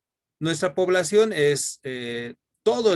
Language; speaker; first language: Spanish; native; Spanish